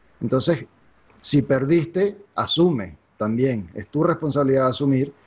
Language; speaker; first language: Spanish; native; Spanish